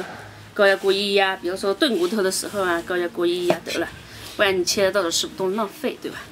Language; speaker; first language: Chinese; native; Chinese